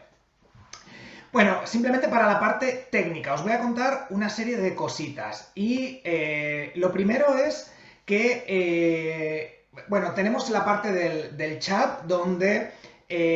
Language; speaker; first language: Spanish; native; Spanish